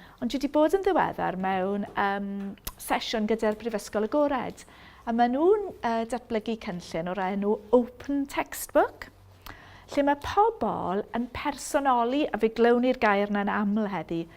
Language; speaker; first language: Welsh; native; Welsh